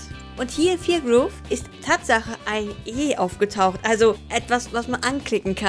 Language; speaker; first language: German; native; German